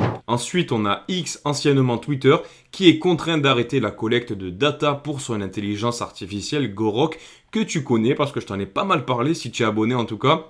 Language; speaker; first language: French; native; French